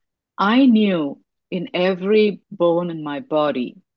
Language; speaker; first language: English; non-native, local second language; Tamil